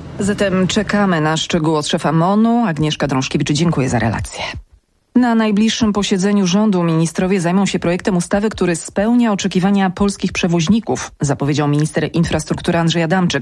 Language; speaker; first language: Polish; native; Polish